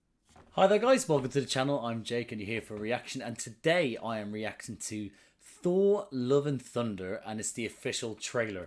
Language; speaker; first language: English; native; English